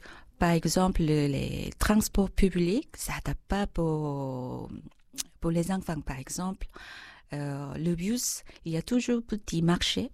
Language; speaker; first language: French; non-native, fluent; Korean